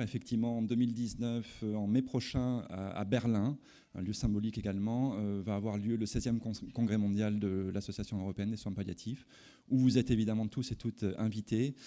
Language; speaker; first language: French; native; French